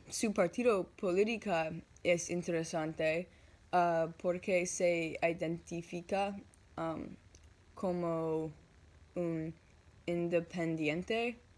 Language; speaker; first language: Spanish; non-native, learner; English